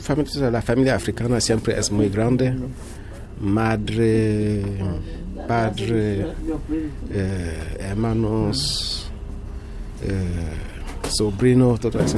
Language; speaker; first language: Spanish; non-native, fluent; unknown